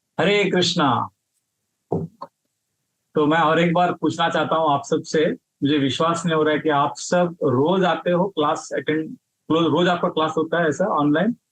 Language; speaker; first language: Hindi; non-native, local second language; Marathi